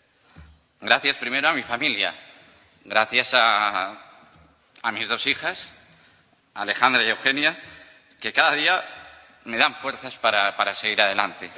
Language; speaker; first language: Spanish; native; Spanish